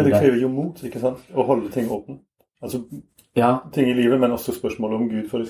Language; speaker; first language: Norwegian; non-native, fluent; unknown